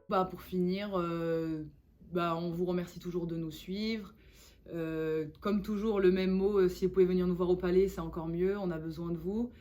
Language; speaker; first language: French; native; French